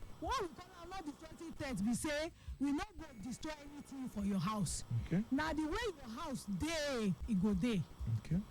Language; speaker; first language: Nigerian Pidgin; non-native, local second language; Yoruba